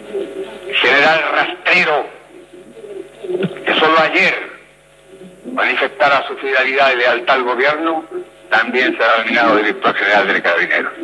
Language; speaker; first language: Spanish; native; Spanish